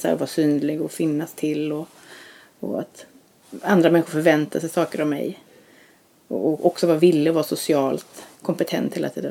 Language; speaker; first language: Swedish; native; Swedish